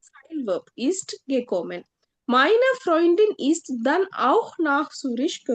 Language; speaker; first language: German; non-native, fluent; Tamil